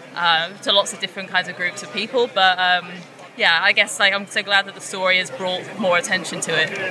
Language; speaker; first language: English; native; English